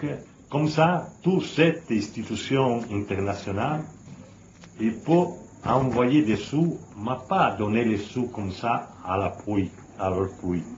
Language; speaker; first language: French; non-native, learner; Italian